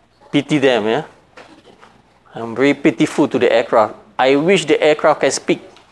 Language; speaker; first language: English; non-native, local second language; Malay